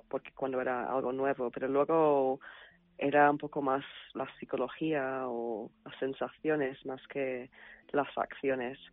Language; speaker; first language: Spanish; non-native, fluent; English